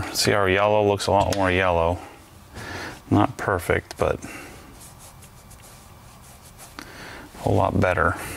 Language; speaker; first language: English; native; English